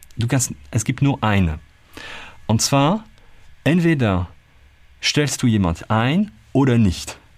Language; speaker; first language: German; non-native, fluent; French